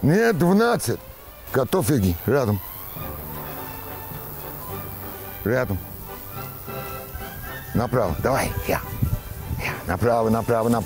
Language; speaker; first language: Russian; non-native, learner; English